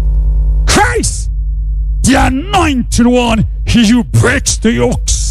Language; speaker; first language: English; native; English